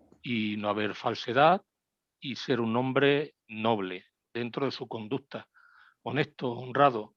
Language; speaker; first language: Spanish; native; Spanish